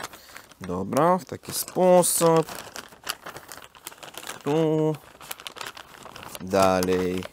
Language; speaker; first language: Polish; non-native, learner; Russian